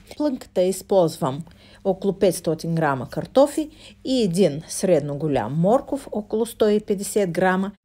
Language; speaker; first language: Bulgarian; non-native, fluent; Russian